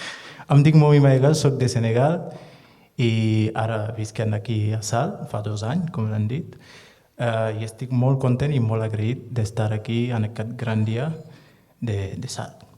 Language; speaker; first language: Catalan; non-native, learner; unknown